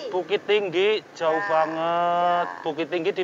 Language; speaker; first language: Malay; non-native, local second language; Javanese